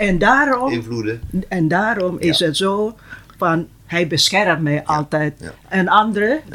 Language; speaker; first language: Dutch; non-native, local second language; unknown